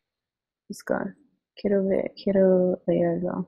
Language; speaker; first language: Spanish; non-native, learner; English